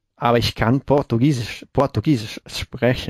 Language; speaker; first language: German; non-native, learner; Spanish